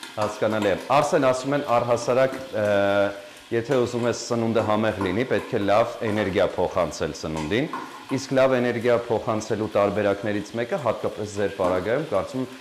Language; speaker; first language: Armenian; native; Armenian